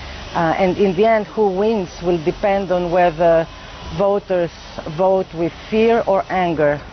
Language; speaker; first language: English; non-native, fluent; Greek